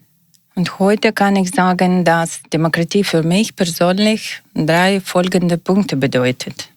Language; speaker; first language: German; non-native, learner; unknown